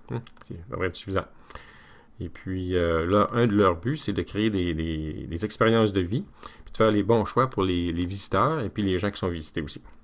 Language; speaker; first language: French; native; French